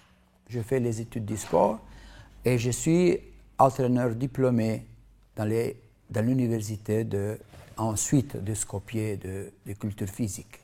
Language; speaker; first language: French; non-native, fluent; Macedonian